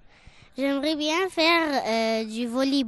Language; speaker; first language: French; non-native, fluent; Arabic